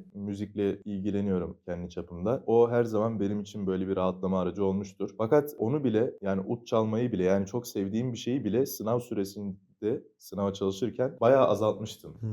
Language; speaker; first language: Turkish; early bilingual, heritage; Turkish